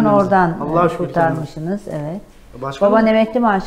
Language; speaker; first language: Turkish; native; Turkish